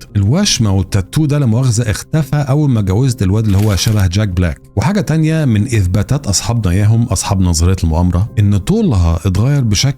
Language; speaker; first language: Arabic; native; Arabic